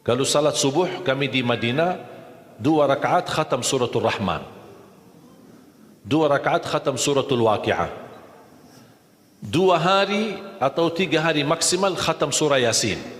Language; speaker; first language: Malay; non-native, fluent; Arabic